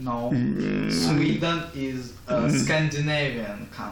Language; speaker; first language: English; non-native, learner; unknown